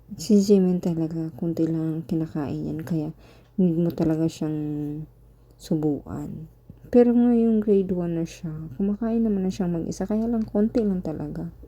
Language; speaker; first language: Filipino; native; Filipino